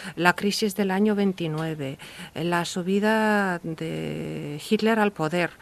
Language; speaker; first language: Spanish; early bilingual, heritage; Russian